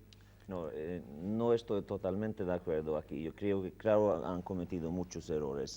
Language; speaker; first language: Spanish; non-native, fluent; Swedish